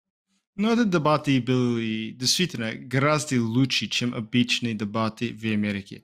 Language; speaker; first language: Ukrainian; non-native, learner; English